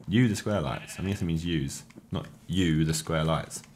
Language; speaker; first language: English; native; English